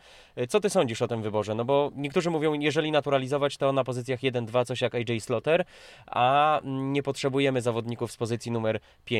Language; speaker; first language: Polish; native; Polish